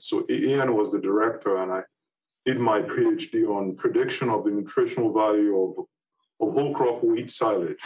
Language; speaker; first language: English; non-native, local second language; Yoruba